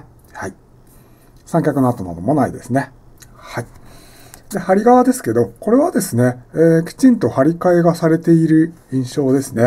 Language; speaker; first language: Japanese; native; Japanese